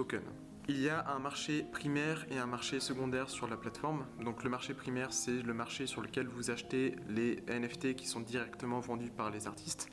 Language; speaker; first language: French; native; French